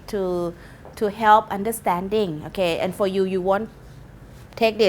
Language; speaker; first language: English; non-native, fluent; Thai